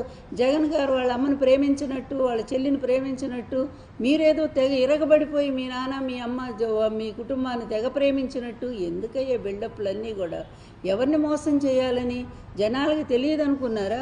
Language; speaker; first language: Telugu; native; Telugu